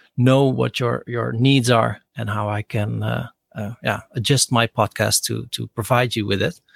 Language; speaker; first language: English; non-native, fluent; Dutch